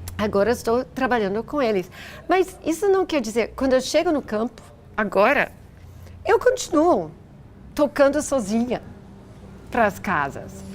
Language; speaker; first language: Portuguese; non-native, fluent; English